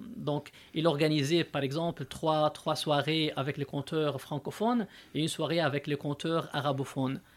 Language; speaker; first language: French; non-native, local second language; Arabic